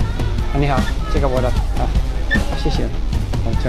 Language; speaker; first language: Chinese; non-native, learner; English